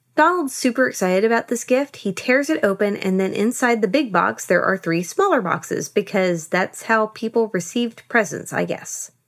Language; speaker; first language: English; native; English